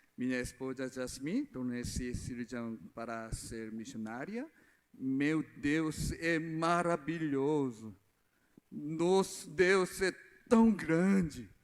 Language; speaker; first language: Portuguese; non-native, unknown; Korean